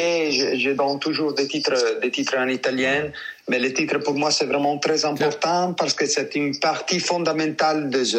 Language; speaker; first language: French; non-native, learner; Italian